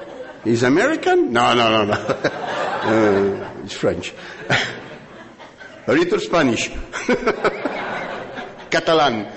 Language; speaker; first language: English; non-native, learner; French